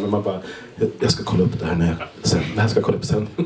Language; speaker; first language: Swedish; native; Swedish